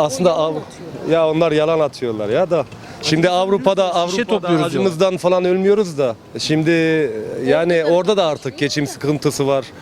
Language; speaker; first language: Turkish; early bilingual, heritage; Turkish